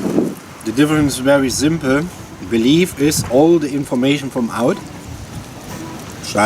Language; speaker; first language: English; non-native, learner; German